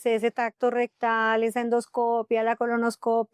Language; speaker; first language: Spanish; native; Spanish